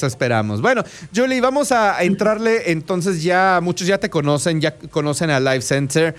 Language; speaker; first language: Spanish; native; Spanish